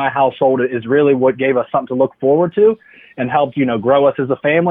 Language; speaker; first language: English; native; English